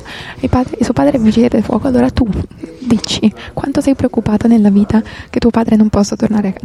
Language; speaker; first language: Italian; native; Italian